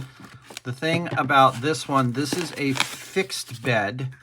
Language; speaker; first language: English; native; English